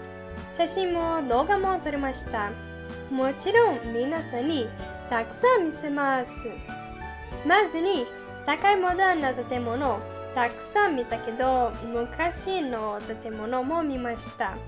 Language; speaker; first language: Japanese; non-native, learner; Portuguese